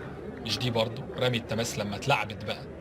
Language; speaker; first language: Arabic; native; Arabic